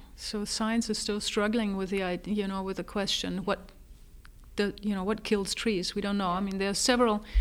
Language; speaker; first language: English; non-native, fluent; German